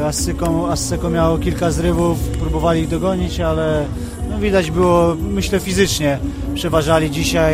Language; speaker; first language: Polish; native; Polish